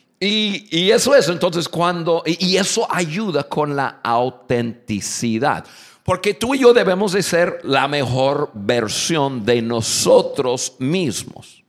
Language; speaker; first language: Spanish; non-native, fluent; English